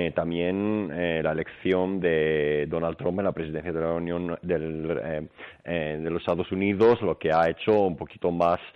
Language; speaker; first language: Spanish; non-native, fluent; Greek